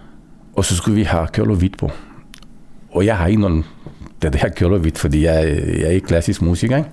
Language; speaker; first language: Danish; non-native, fluent; Romanian